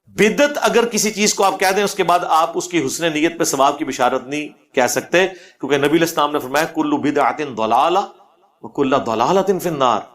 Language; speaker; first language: Urdu; non-native, local second language; Punjabi